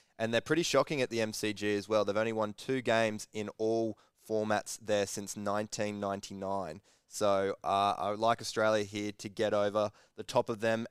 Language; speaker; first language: English; native; English